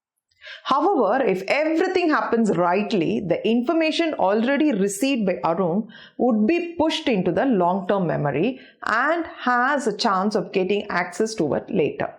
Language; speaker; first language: English; non-native, local second language; Tamil